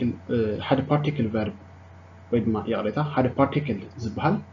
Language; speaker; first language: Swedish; non-native, fluent; Tigrinya